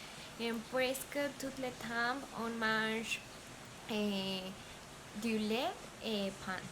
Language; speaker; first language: French; non-native, learner; Spanish